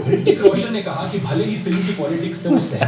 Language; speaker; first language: Hindi; native; Hindi